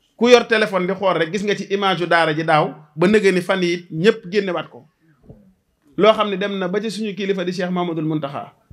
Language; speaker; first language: Wolof; native; Wolof